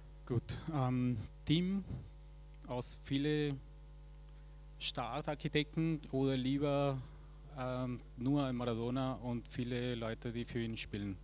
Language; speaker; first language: German; non-native, fluent; Spanish